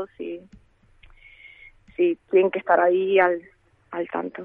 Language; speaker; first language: Spanish; early bilingual, other home language; Ukrainian